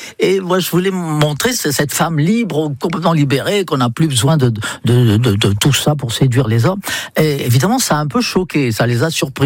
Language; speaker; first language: French; non-native, fluent; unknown